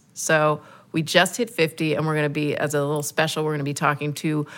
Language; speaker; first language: English; native; English